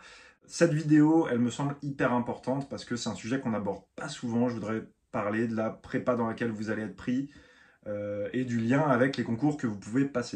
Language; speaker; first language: French; native; French